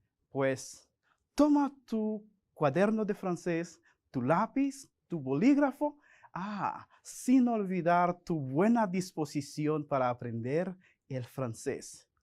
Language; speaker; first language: Spanish; non-native, fluent; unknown